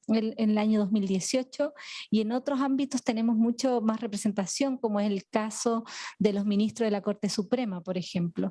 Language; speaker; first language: Spanish; native; Spanish